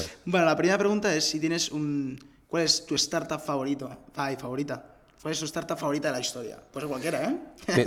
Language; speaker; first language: Spanish; native; Spanish